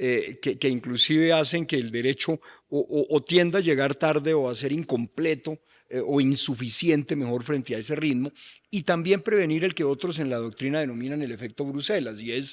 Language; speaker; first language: Spanish; native; Spanish